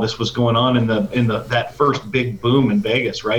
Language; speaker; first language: English; native; English